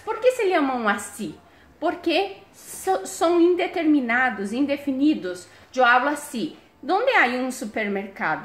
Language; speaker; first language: Spanish; non-native, fluent; Portuguese